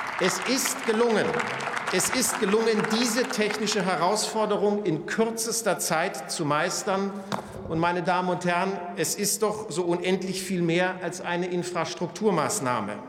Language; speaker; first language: German; native; German